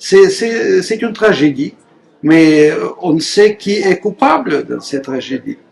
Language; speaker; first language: French; non-native, fluent; Russian